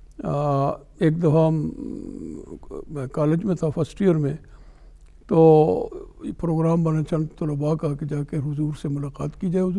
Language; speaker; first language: Urdu; non-native, local second language; Pashto